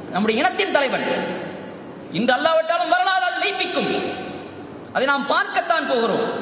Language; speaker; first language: Tamil; early bilingual, heritage; Tamil